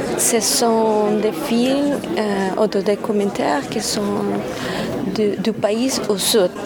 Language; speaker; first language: French; non-native, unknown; Spanish